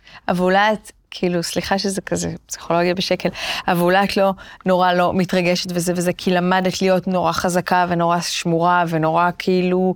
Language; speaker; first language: Hebrew; native; Hebrew